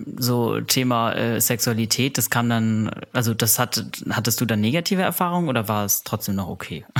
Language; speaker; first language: German; native; German